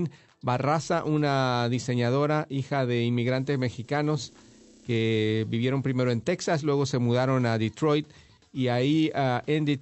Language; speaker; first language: Spanish; native; Spanish